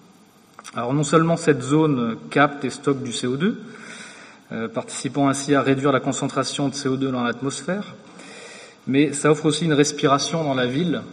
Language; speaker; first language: French; native; French